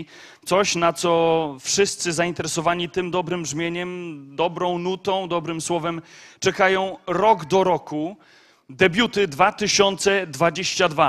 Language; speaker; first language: Polish; native; Polish